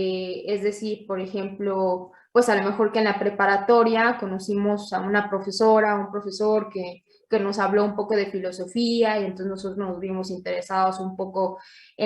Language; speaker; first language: Spanish; native; Spanish